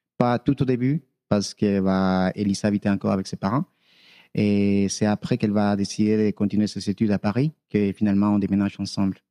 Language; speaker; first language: French; non-native, fluent; Spanish